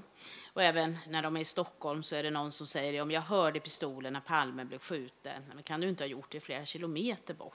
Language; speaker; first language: Swedish; native; Swedish